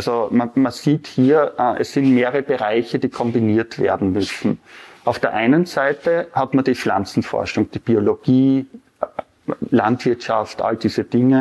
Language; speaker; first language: German; native; German